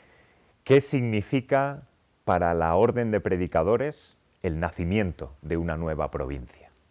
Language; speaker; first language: Spanish; native; Spanish